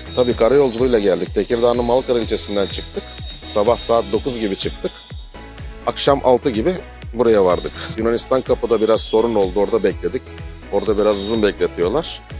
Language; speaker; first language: Turkish; native; Turkish